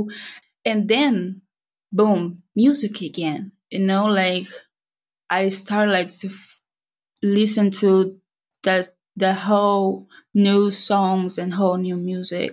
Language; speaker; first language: English; non-native, fluent; Portuguese